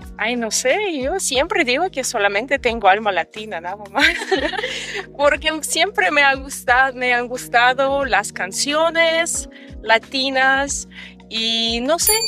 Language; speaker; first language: Spanish; non-native, fluent; Russian